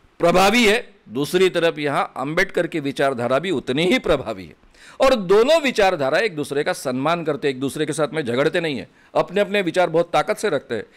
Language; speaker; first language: Hindi; non-native, local second language; Marathi